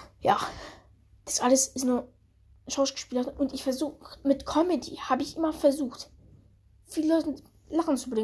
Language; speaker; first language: German; early bilingual, other home language; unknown